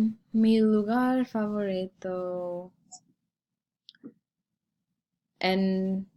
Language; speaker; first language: Spanish; non-native, learner; English